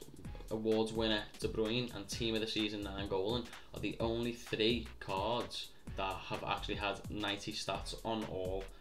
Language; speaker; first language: English; native; English